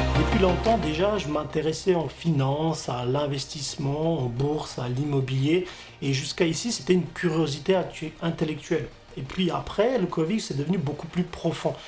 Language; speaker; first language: French; non-native, fluent; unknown